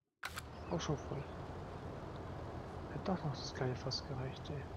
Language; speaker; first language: German; native; German